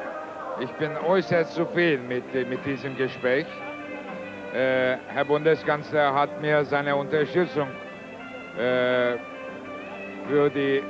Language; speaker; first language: German; non-native, fluent; Turkish